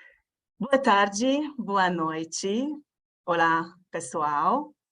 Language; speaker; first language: Portuguese; non-native, fluent; Hungarian